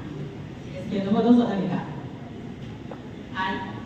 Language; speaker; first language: Japanese; non-native, fluent; Indonesian